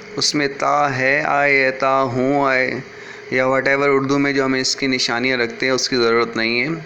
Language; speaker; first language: Urdu; native; Urdu